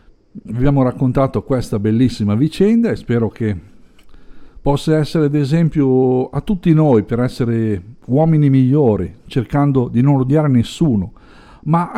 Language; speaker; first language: Italian; native; Italian